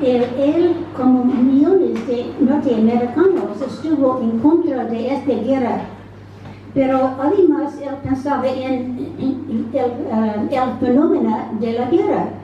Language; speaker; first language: Spanish; non-native, fluent; English